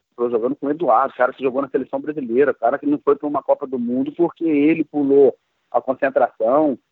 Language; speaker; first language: Portuguese; native; Portuguese